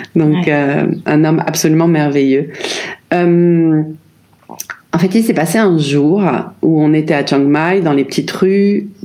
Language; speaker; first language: French; native; French